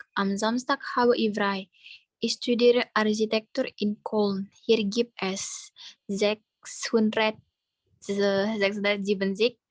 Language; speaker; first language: German; non-native, learner; Indonesian